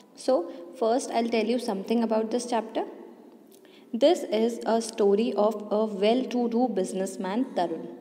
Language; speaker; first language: English; non-native, local second language; Hindi